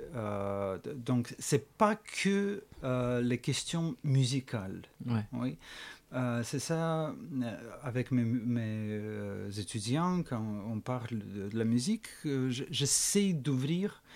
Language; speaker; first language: French; non-native, fluent; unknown